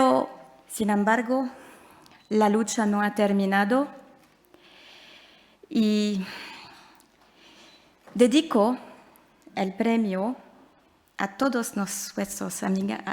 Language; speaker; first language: Spanish; non-native, learner; French